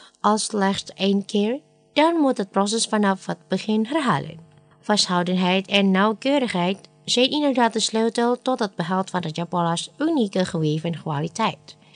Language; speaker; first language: Dutch; non-native, fluent; Indonesian